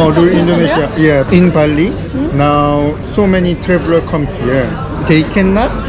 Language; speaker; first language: English; non-native, learner; Korean